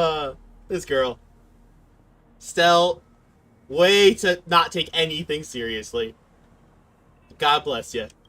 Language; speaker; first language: English; native; English